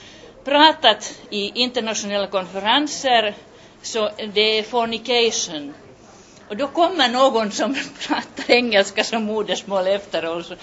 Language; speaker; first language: Swedish; non-native, local second language; Finnish